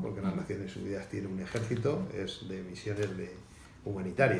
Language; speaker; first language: Spanish; native; Spanish